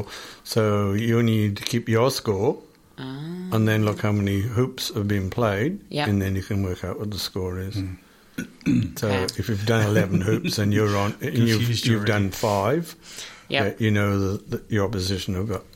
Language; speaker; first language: English; native; English